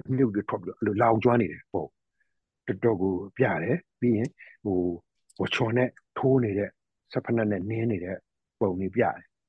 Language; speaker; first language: Burmese; native; Burmese